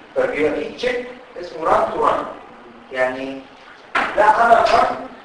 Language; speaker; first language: Arabic; native; Arabic